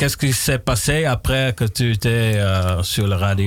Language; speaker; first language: French; non-native, learner; Dutch